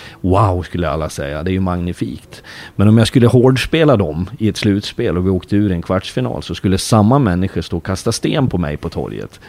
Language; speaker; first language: Swedish; native; Swedish